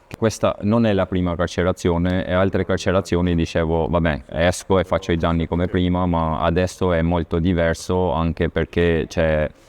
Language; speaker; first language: Italian; native; Italian